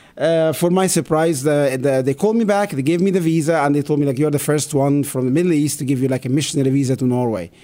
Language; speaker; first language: English; non-native, fluent; Arabic